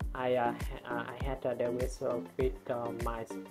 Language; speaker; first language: English; non-native, learner; Vietnamese